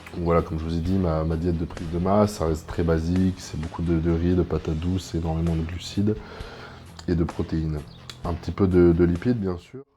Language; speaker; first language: French; native; French